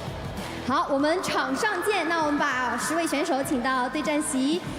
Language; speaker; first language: Chinese; native; Chinese